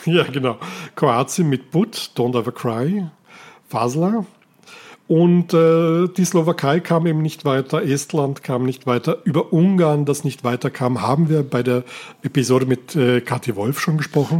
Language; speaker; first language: German; native; German